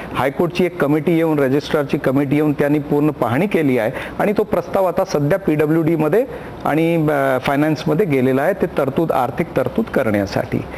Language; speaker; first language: Marathi; non-native, local second language; Punjabi